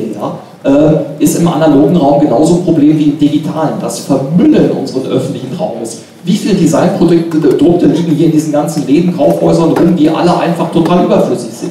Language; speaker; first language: German; native; German